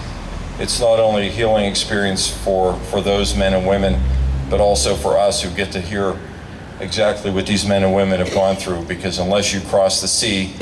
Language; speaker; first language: English; native; English